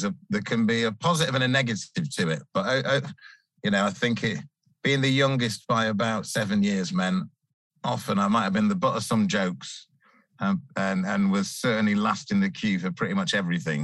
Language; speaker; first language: English; native; English